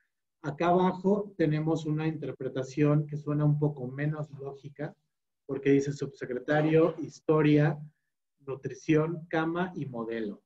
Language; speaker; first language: Spanish; native; Spanish